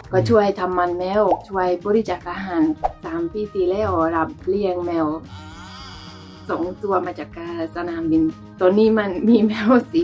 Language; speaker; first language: Thai; non-native, learner; Hungarian